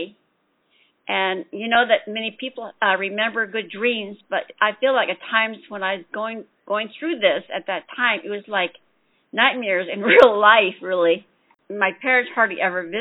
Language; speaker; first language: English; early bilingual, other home language; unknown